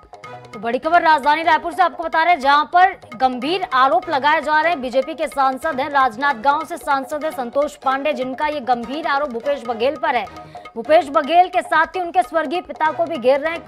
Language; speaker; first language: Hindi; native; Hindi